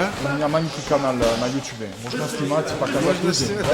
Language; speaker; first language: Russian; non-native, learner; French